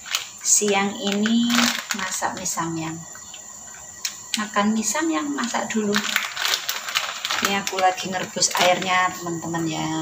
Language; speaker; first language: Indonesian; non-native, local second language; Javanese